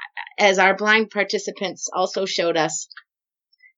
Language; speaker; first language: English; native; English